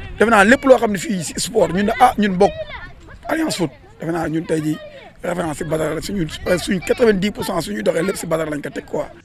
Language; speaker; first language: Wolof; native; Wolof